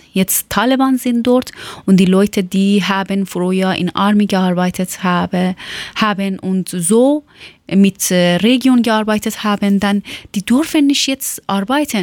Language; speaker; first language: German; non-native, learner; Persian